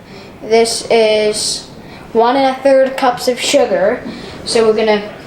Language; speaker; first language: English; native; English